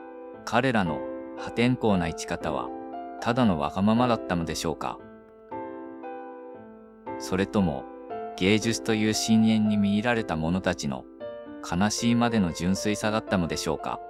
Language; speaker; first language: Japanese; native; Japanese